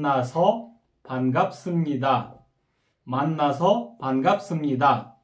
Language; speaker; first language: Korean; non-native, fluent; Kyrgyz